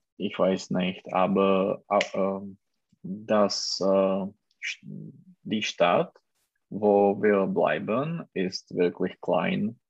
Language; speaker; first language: German; non-native, learner; Czech